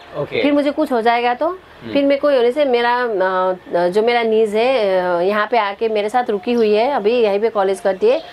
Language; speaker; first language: Hindi; non-native, local second language; Nepali